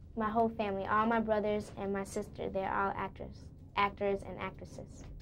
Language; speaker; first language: English; native; English